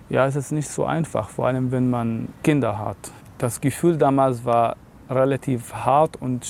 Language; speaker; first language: German; non-native, learner; Arabic